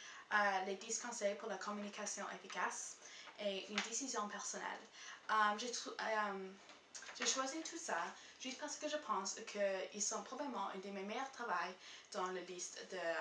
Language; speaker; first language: French; non-native, local second language; English